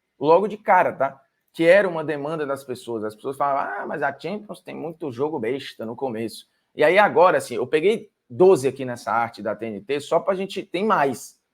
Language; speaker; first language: Portuguese; native; Portuguese